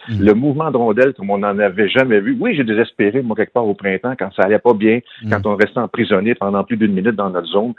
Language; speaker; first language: French; native; French